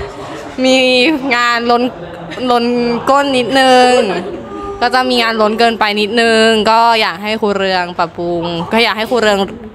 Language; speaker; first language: Thai; native; Thai